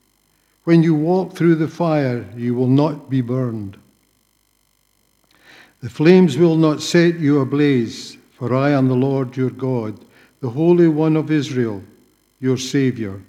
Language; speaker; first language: English; native; English